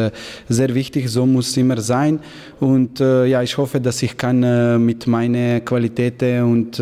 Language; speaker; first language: German; non-native, learner; Slovenian